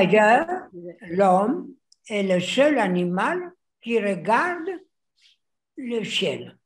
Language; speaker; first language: French; non-native, fluent; Greek